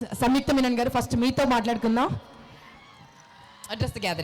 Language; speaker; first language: Telugu; native; Telugu